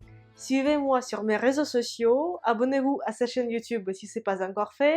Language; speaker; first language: French; non-native, fluent; Russian